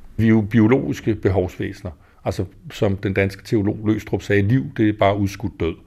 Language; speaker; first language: Danish; native; Danish